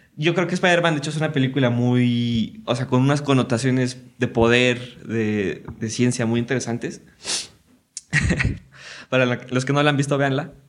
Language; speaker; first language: Spanish; native; Spanish